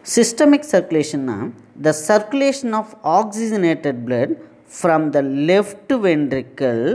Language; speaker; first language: English; non-native, local second language; Tamil